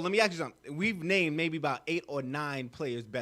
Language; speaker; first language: English; native; English